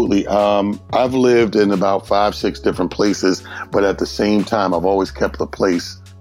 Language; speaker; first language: English; native; English